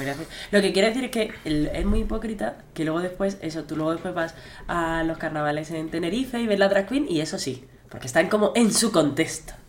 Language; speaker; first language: Spanish; native; Spanish